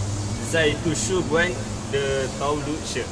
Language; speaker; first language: Chinese; non-native, learner; Malay